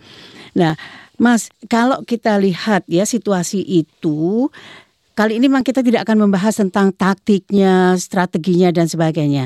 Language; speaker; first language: Indonesian; native; Indonesian